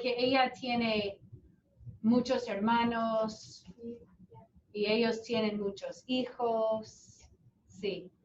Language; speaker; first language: Spanish; non-native, fluent; English